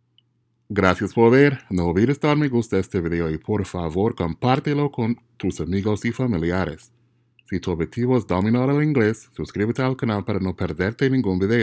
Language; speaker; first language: Spanish; non-native, fluent; English